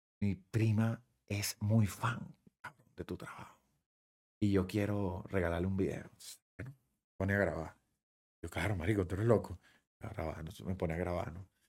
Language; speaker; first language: Spanish; native; Spanish